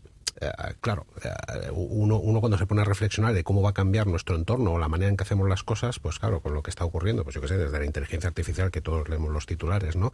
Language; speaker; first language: Spanish; native; Spanish